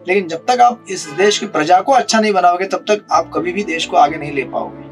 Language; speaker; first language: Hindi; non-native, local second language; Marathi